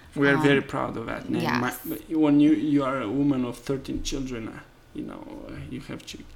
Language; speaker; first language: English; non-native, fluent; Romanian